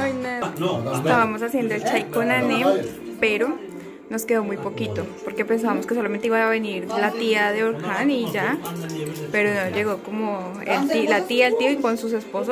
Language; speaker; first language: Spanish; native; Spanish